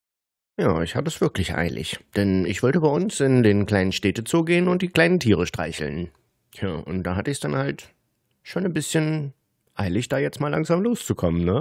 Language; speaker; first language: German; native; German